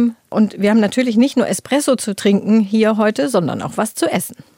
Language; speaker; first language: German; native; German